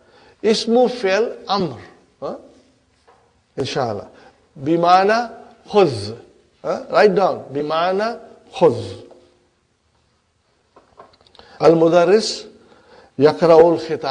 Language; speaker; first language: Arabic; non-native, fluent; English